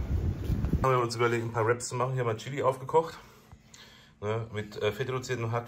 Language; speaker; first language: German; native; German